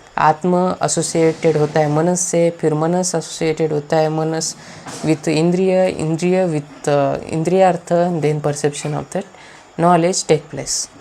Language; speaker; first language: Hindi; non-native, local second language; Marathi